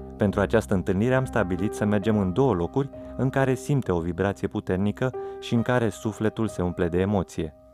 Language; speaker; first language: Romanian; native; Romanian